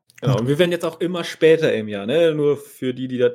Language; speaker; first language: German; native; German